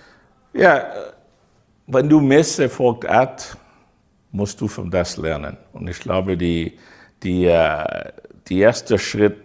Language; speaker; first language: German; non-native, fluent; English